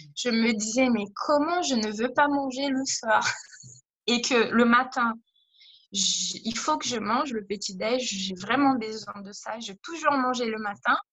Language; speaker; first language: French; non-native, fluent; Portuguese